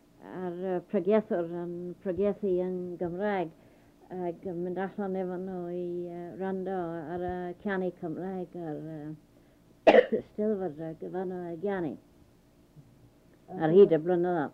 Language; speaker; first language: Welsh; early bilingual, heritage; Welsh